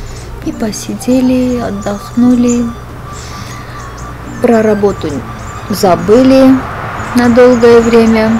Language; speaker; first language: Russian; non-native, fluent; Armenian